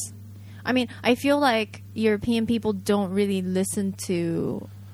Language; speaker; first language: English; early bilingual, other home language; Japanese